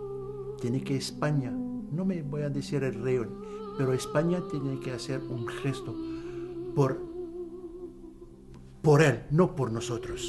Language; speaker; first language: Spanish; non-native, fluent; Arabic